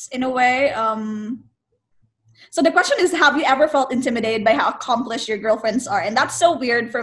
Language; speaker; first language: English; non-native, local second language; Cebuano